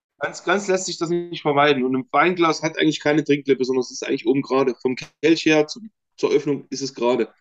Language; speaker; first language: German; native; German